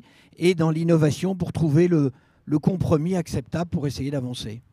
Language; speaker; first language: French; native; French